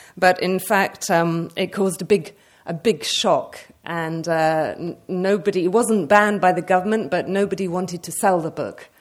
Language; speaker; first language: English; native; English